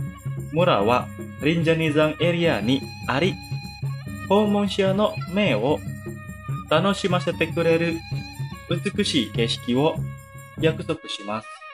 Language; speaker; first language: Japanese; non-native, fluent; Indonesian